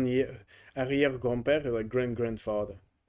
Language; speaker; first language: French; non-native, learner; Russian